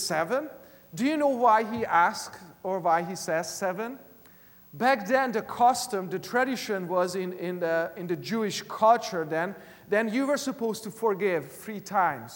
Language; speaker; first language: English; non-native, fluent; Hungarian